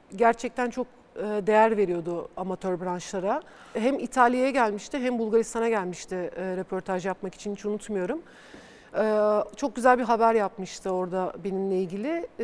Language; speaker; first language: Turkish; early bilingual, other home language; Bulgarian